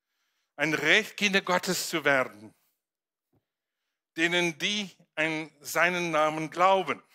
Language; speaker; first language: German; non-native, fluent; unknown